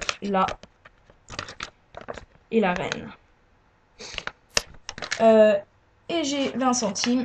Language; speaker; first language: French; non-native, learner; English